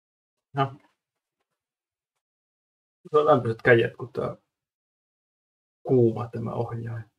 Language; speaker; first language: Finnish; native; Finnish